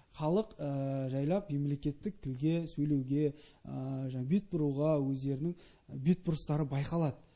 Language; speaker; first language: Kazakh; native; Kazakh